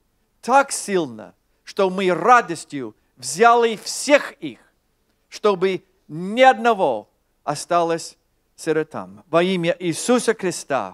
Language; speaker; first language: Russian; non-native, fluent; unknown